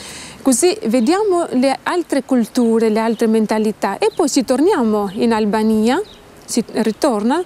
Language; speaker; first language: Italian; non-native, fluent; Albanian